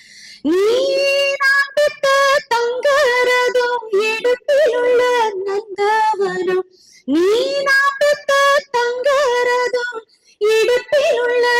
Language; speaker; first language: Tamil; native; Tamil